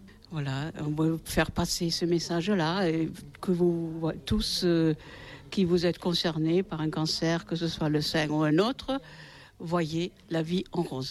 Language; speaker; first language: French; native; French